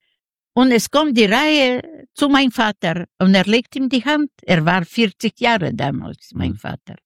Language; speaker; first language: German; non-native, learner; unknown